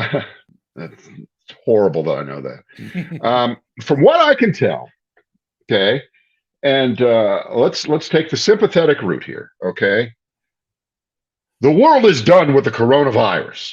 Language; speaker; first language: English; native; English